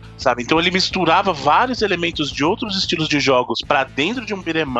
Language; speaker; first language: Portuguese; native; Portuguese